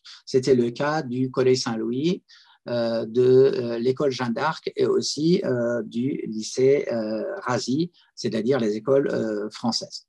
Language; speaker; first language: French; non-native, fluent; Persian